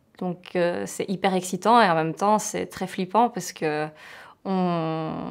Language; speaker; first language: French; native; French